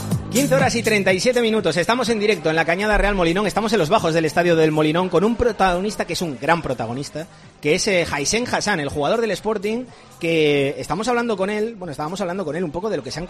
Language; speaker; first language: Spanish; native; Spanish